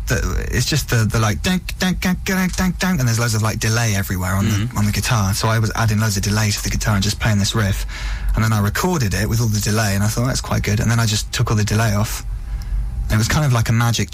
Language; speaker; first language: English; native; English